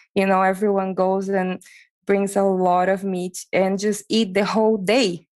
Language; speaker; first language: English; non-native, fluent; Portuguese